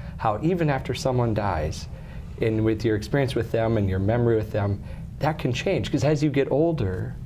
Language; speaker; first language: English; native; English